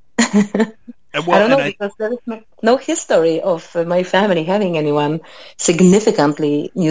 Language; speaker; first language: English; non-native, fluent; Polish